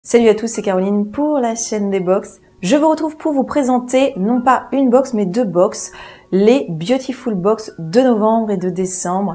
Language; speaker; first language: French; native; French